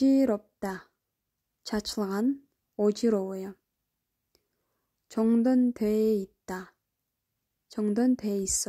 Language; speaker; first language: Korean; non-native, fluent; Kyrgyz